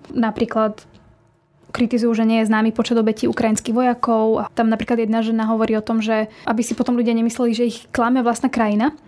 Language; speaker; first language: Slovak; native; Slovak